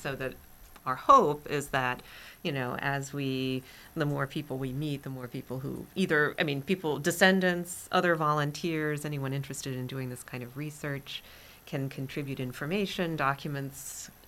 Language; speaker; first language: English; native; English